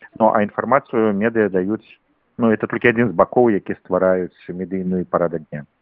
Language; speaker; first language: Belarusian; native; Belarusian